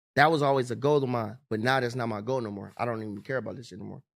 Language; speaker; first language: English; native; English